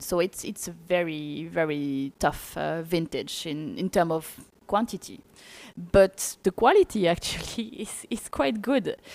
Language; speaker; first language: English; non-native, fluent; French